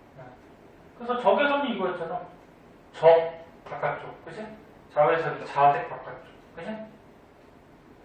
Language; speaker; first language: Korean; native; Korean